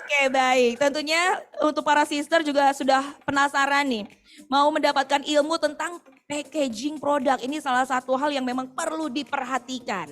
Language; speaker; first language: Indonesian; native; Indonesian